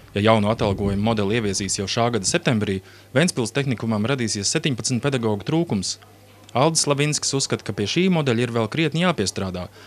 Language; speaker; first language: Latvian; native; Latvian